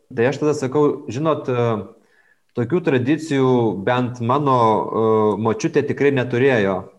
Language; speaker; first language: Lithuanian; native; Lithuanian